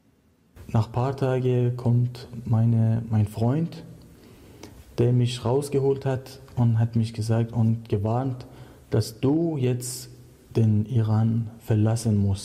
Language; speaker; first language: German; non-native, learner; Persian